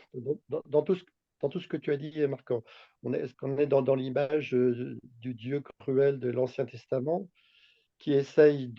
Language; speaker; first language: French; native; French